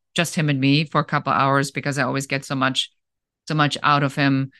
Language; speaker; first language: English; non-native, fluent; German